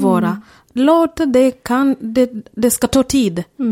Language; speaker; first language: Swedish; non-native, fluent; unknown